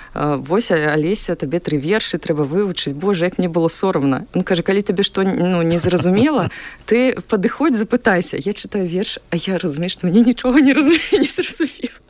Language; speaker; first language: Belarusian; non-native, local second language; Russian